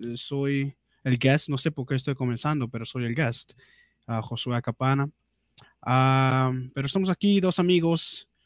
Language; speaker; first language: Spanish; early bilingual, heritage; Spanish